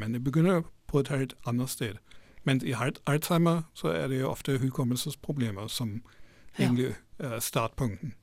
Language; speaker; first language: Norwegian; non-native, fluent; German